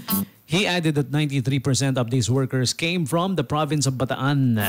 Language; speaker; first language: English; non-native, local second language; Filipino